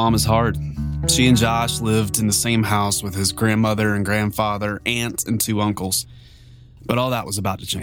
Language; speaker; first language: English; native; English